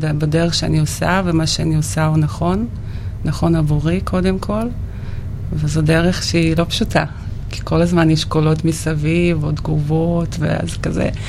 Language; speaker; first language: Hebrew; non-native, fluent; Russian